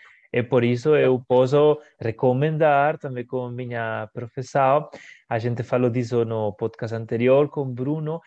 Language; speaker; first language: Portuguese; non-native, fluent; Spanish